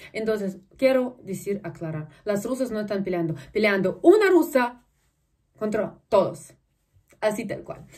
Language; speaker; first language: Spanish; non-native, fluent; Russian